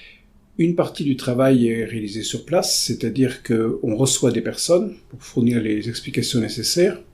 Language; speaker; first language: French; native; French